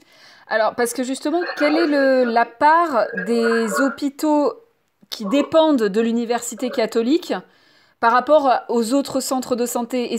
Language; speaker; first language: French; native; French